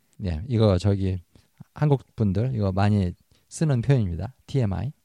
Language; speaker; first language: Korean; native; Korean